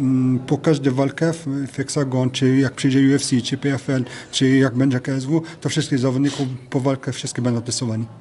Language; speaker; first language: Polish; non-native, fluent; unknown